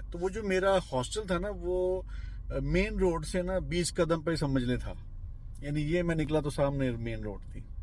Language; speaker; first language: Urdu; non-native, local second language; Punjabi